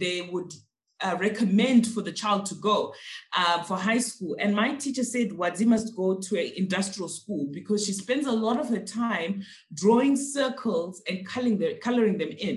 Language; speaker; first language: English; non-native, local second language; Shona